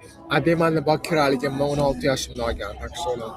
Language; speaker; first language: Uzbek; non-native, local second language; Kara-Kalpak